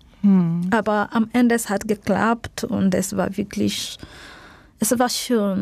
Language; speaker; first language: German; non-native, learner; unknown